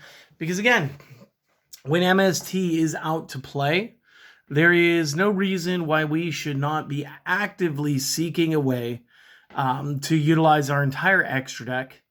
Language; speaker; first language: English; native; English